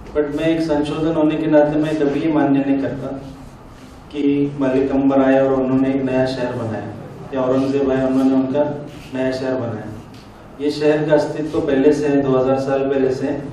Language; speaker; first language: Hindi; non-native, local second language; Marathi